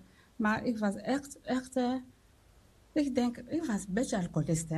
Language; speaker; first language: Dutch; non-native, learner; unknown